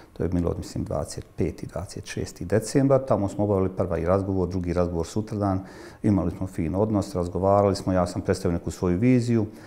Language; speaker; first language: Croatian; native; Croatian